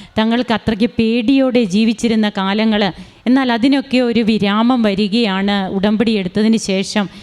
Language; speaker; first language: Malayalam; native; Malayalam